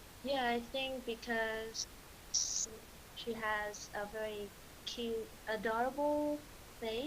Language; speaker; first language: English; non-native, learner; Vietnamese